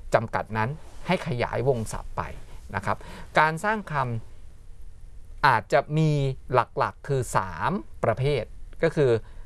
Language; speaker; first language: Thai; native; Thai